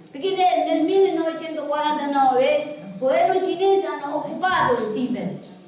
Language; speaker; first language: Italian; non-native, learner; Tibetan